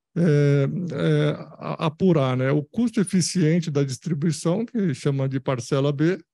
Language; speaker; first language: Portuguese; native; Portuguese